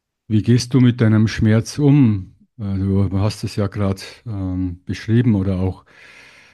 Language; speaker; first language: German; native; German